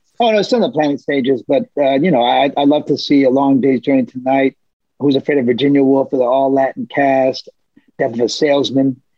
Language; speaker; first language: English; early bilingual, other home language; Spanish